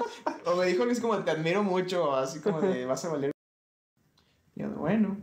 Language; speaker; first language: Spanish; native; Spanish